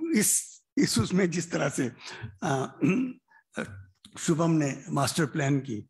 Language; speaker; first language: Hindi; native; Hindi